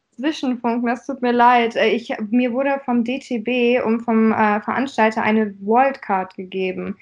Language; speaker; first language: German; early bilingual, other home language; Russian